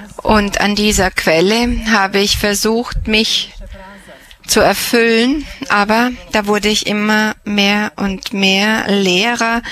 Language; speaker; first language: German; non-native, fluent; Croatian